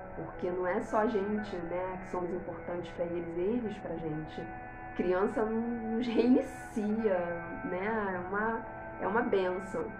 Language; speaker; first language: Portuguese; native; Portuguese